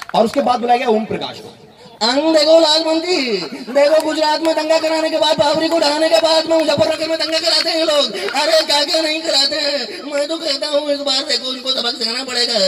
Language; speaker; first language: Hindi; native; Hindi